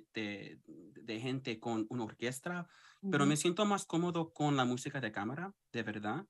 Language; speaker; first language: Spanish; early bilingual, heritage; English